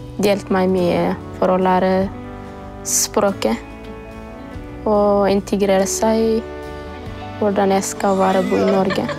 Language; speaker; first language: Norwegian; non-native, learner; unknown